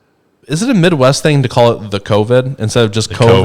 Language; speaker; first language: English; native; English